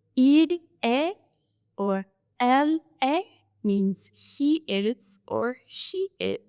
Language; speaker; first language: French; non-native, fluent; English